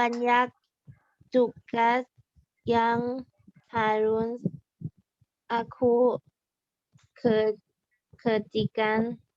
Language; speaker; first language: Indonesian; non-native, learner; Thai